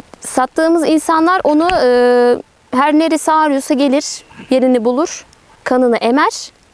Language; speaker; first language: Turkish; native; Turkish